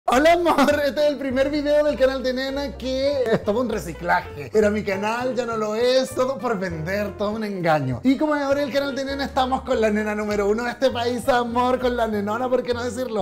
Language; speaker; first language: Spanish; native; Spanish